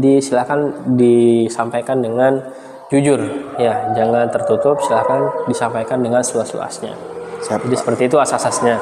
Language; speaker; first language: Indonesian; native; Indonesian